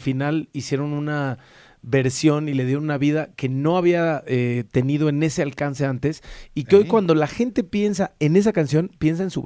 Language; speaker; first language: Spanish; native; Spanish